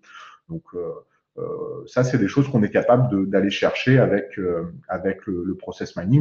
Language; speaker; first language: French; native; French